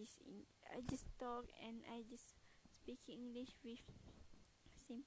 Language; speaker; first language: English; non-native, learner; Malay